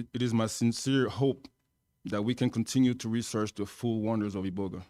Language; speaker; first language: English; non-native, fluent; French